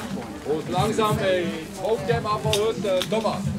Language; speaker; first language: German; non-native, local second language; French